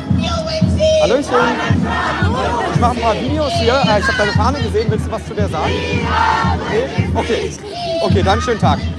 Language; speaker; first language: German; native; German